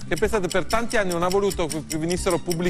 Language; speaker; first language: Italian; native; Italian